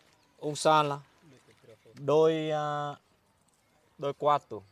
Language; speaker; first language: Portuguese; non-native, learner; Vietnamese